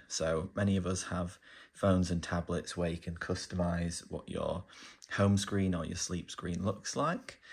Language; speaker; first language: English; native; English